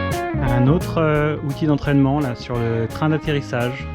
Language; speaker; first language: French; native; French